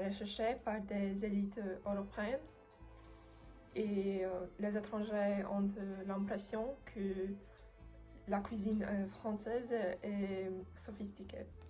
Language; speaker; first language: French; non-native, learner; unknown